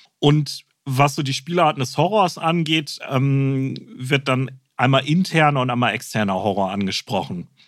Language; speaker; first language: German; native; German